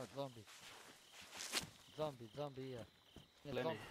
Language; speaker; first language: English; non-native, fluent; Italian